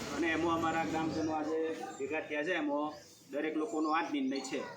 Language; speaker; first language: Gujarati; native; Gujarati